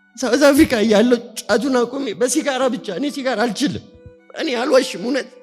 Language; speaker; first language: Amharic; native; Amharic